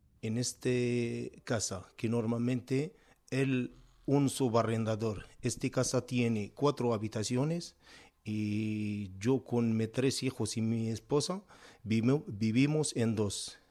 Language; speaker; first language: Spanish; non-native, learner; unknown